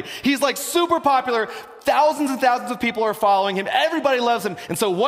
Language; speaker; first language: English; native; English